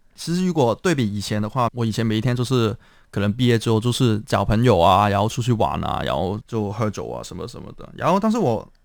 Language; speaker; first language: Chinese; non-native, local second language; Cantonese